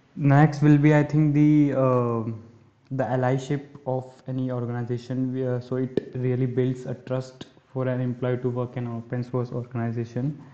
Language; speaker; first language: English; non-native, local second language; Hindi